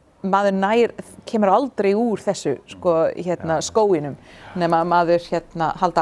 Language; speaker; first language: Icelandic; non-native, learner; English